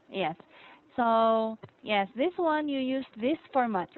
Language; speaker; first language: English; non-native, fluent; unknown